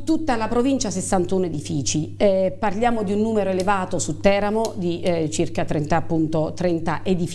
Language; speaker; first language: Italian; native; Italian